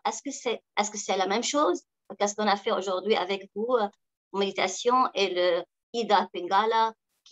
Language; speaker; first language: French; non-native, local second language; Arabic